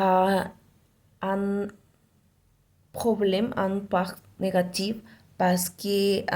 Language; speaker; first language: French; non-native, learner; Spanish